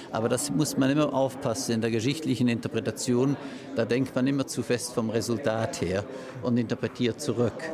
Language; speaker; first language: German; native; German